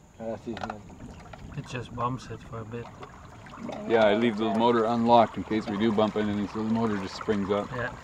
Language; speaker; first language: English; native; English